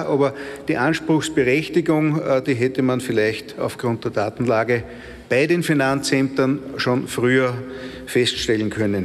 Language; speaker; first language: German; native; German